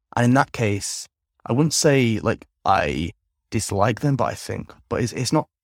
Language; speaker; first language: English; native; English